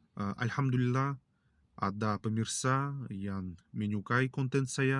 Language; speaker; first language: Indonesian; non-native, learner; Russian